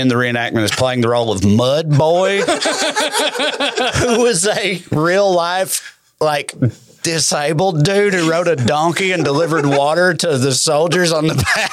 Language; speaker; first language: English; native; English